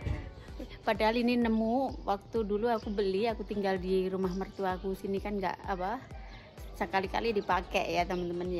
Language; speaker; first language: Indonesian; non-native, local second language; Javanese